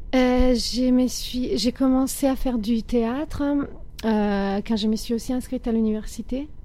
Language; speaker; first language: French; non-native, fluent; Italian